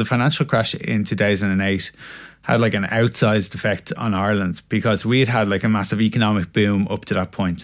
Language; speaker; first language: English; native; English